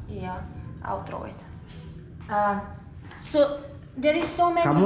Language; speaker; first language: English; non-native, fluent; Serbian